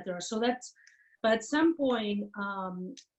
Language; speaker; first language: English; non-native, fluent; Spanish